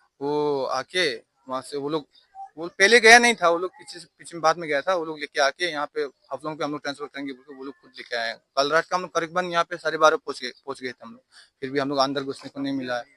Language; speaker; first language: Hindi; non-native, local second language; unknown